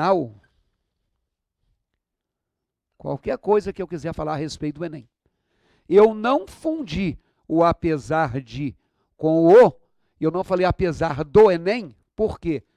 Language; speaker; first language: Portuguese; native; Portuguese